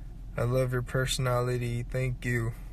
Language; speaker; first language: English; non-native, fluent; Korean